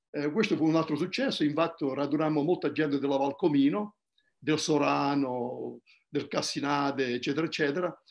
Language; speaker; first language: Italian; native; Italian